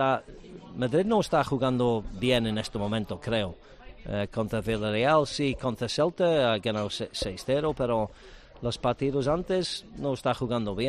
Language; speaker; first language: Spanish; non-native, learner; English